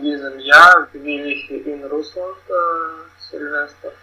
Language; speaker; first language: German; non-native, learner; Russian